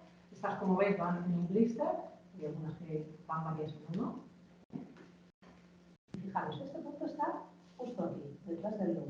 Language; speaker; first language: Spanish; native; Spanish